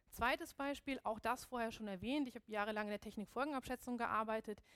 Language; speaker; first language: German; native; German